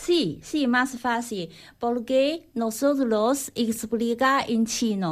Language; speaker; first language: Spanish; non-native, learner; Chinese